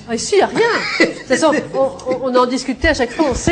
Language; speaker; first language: French; native; French